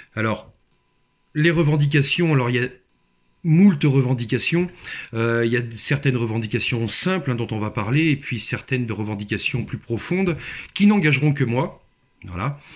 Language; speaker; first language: French; native; French